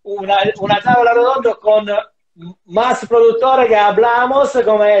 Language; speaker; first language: Spanish; non-native, learner; Italian